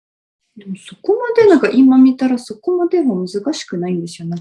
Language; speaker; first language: Japanese; non-native, fluent; Russian